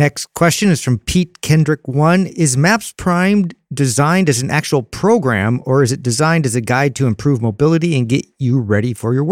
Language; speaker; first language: English; native; English